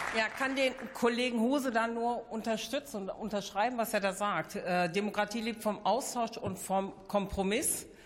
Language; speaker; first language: German; early bilingual, other home language; Turkish